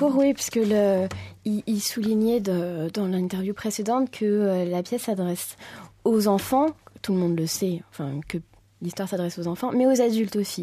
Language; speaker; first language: French; native; French